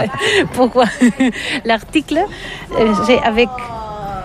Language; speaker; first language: French; non-native, learner; Catalan